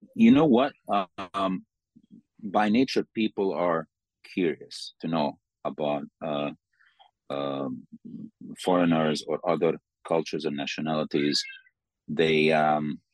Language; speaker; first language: English; non-native, fluent; Arabic